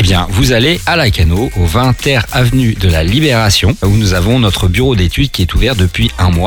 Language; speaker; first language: French; native; French